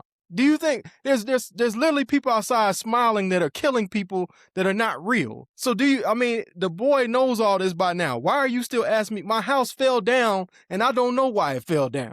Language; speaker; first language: English; native; English